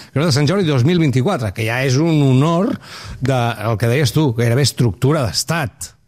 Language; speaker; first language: Catalan; native; Catalan